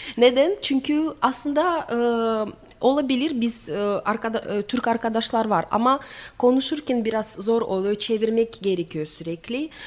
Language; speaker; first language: Turkish; non-native, fluent; Russian